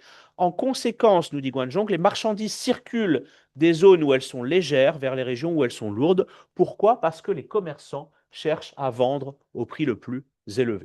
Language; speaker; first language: French; native; French